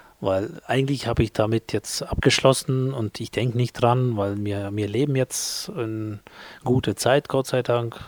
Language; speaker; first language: German; non-native, fluent; Albanian